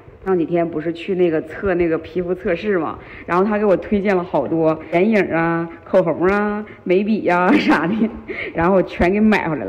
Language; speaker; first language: Chinese; native; Chinese